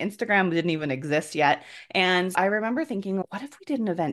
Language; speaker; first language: English; native; English